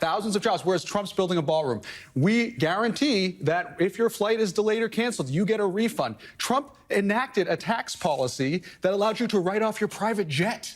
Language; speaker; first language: English; native; English